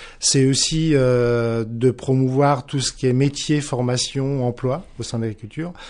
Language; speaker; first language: French; native; French